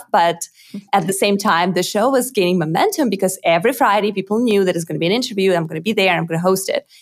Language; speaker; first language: English; non-native, fluent; Russian